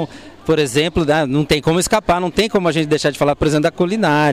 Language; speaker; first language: Portuguese; native; Portuguese